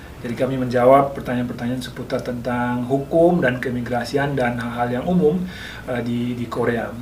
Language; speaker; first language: Indonesian; native; Indonesian